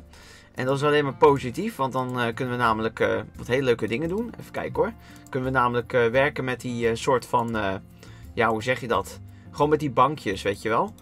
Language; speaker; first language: Dutch; native; Dutch